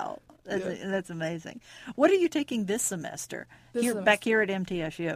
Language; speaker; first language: English; native; English